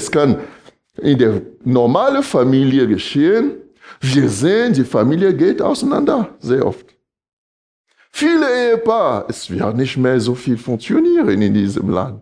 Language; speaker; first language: German; non-native, fluent; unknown